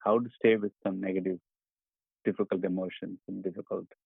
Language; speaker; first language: English; non-native, local second language; Tamil